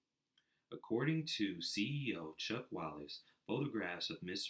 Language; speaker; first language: English; native; English